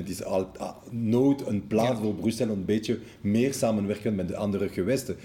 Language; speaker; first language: Dutch; non-native, local second language; French